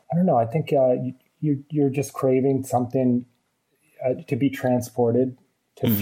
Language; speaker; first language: English; native; English